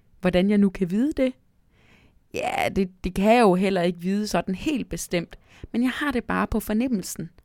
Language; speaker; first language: Danish; native; Danish